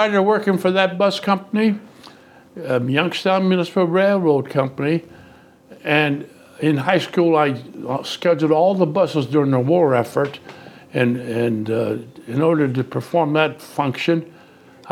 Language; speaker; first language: English; early bilingual, other home language; Italian